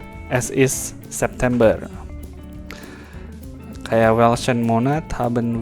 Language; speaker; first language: German; non-native, fluent; Indonesian